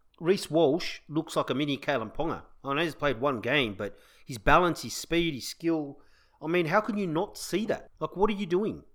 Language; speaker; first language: English; native; English